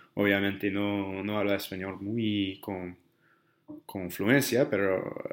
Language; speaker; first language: Spanish; non-native, learner; English